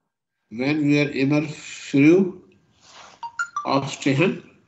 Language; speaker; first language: German; non-native, learner; Urdu